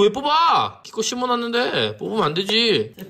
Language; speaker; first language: Korean; native; Korean